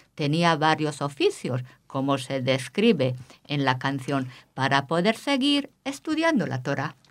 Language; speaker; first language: Spanish; native; Spanish